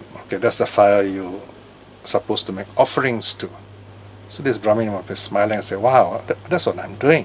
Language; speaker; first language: English; native; English